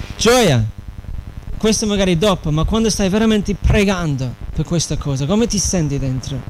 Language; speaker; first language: Italian; non-native, fluent; English